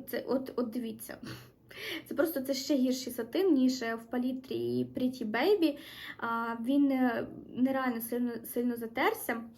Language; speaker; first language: Ukrainian; non-native, local second language; Russian